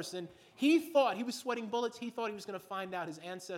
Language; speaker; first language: English; native; English